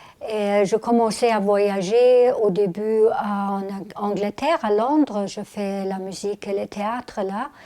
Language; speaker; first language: French; non-native, fluent; German